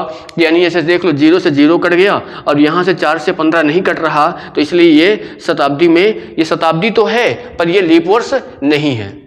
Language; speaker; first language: Hindi; native; Hindi